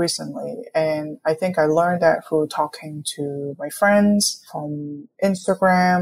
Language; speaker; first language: English; non-native, local second language; Cantonese